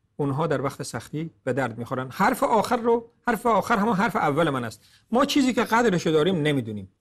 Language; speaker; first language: Persian; native; Persian